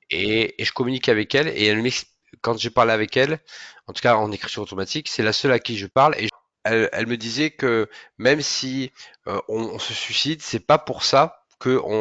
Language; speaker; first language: French; native; French